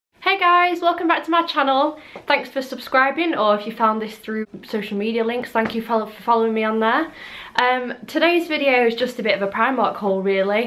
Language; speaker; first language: English; native; English